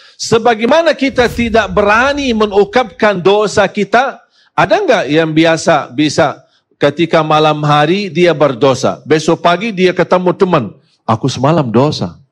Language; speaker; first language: Malay; non-native, fluent; Arabic